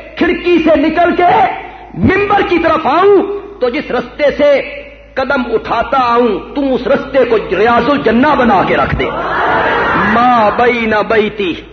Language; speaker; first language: Urdu; non-native, local second language; Punjabi